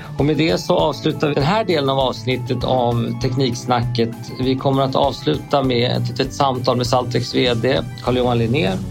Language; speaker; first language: Swedish; native; Swedish